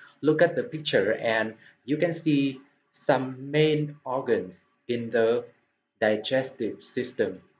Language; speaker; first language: English; non-native, fluent; Vietnamese